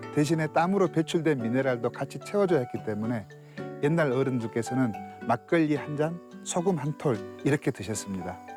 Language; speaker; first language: Korean; native; Korean